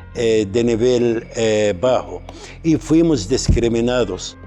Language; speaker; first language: Spanish; non-native, fluent; Arabic